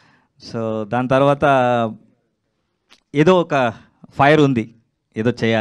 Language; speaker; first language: Telugu; non-native, learner; Kannada